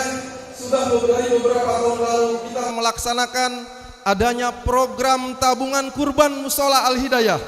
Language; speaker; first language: Indonesian; native; Indonesian